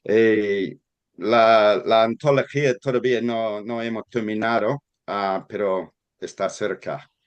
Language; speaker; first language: Spanish; non-native, fluent; English